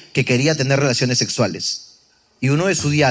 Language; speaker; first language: Spanish; native; Spanish